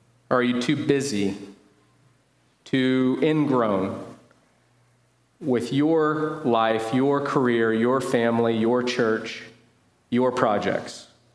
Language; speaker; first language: English; native; English